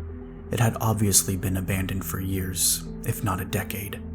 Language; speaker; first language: English; native; English